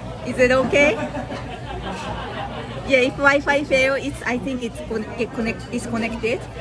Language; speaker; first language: English; non-native, fluent; Japanese